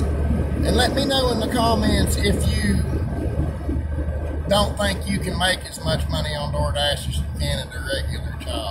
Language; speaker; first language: English; native; English